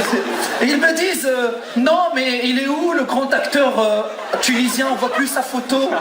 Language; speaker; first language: French; non-native, local second language; Arabic